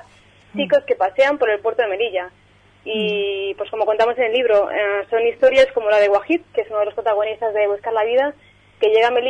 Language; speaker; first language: Spanish; native; Spanish